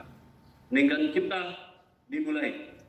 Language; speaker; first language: Indonesian; native; Indonesian